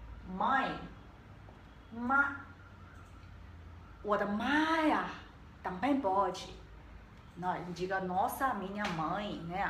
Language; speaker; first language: Portuguese; non-native, learner; Chinese